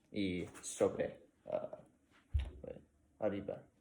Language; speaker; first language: Spanish; non-native, learner; English